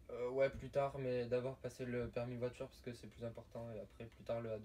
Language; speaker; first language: French; native; French